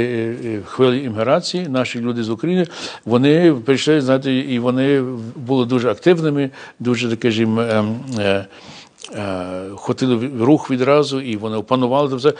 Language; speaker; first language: Ukrainian; early bilingual, heritage; English